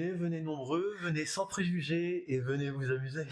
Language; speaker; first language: French; native; French